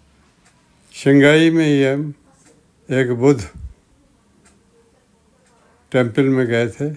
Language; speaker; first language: Urdu; native; Urdu